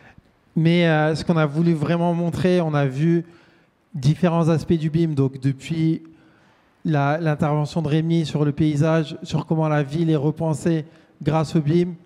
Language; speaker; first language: French; native; French